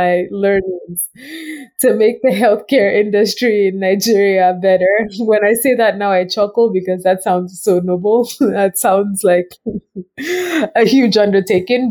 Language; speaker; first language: English; non-native, local second language; Yoruba